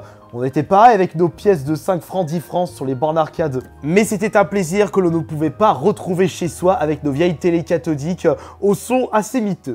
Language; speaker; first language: French; native; French